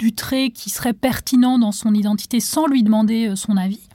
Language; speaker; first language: French; non-native, local second language; Arabic